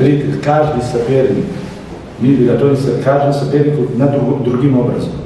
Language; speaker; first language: Russian; non-native, fluent; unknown